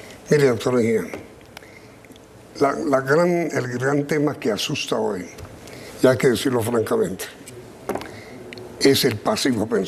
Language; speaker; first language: Spanish; native; Spanish